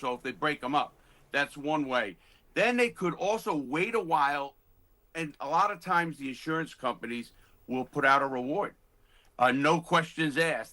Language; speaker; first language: English; native; English